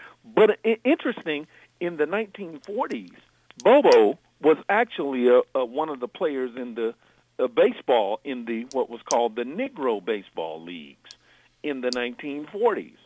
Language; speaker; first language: English; native; English